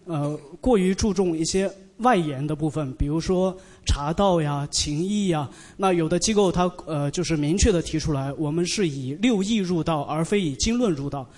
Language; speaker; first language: Chinese; native; Chinese